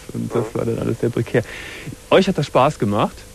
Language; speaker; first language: German; native; German